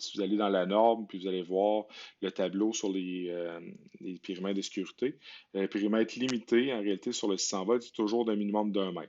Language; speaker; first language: French; native; French